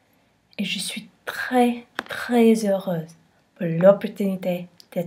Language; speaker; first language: French; non-native, learner; English